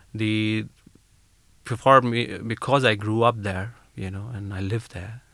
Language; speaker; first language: English; non-native, local second language; Hindi